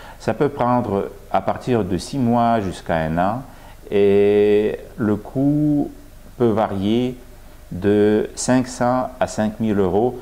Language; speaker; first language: French; non-native, fluent; Russian